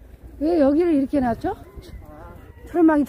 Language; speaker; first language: Korean; native; Korean